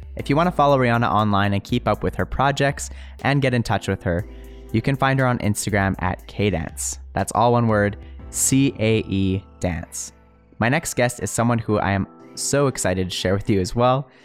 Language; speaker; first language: English; native; English